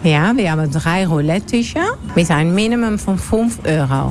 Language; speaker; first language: German; non-native, learner; Dutch